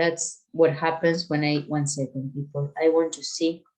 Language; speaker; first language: English; non-native, fluent; Spanish